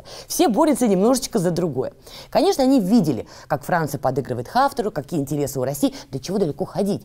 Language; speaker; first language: Russian; native; Russian